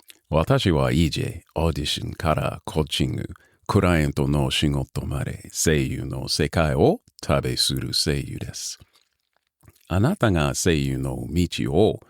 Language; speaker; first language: Japanese; non-native, learner; English